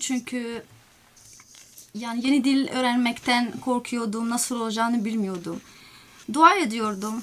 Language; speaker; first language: Turkish; non-native, fluent; Somali